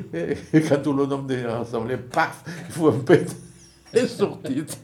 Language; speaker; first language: French; native; French